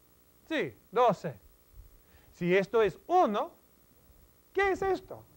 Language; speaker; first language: Spanish; non-native, fluent; English